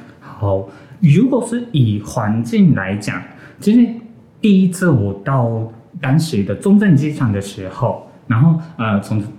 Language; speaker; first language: Chinese; non-native, fluent; Japanese